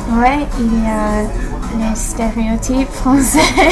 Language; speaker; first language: French; non-native, learner; English